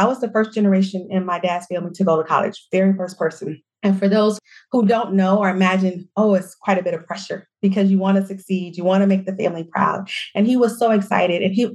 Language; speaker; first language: English; native; English